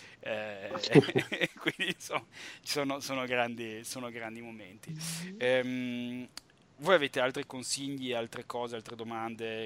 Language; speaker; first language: Italian; native; Italian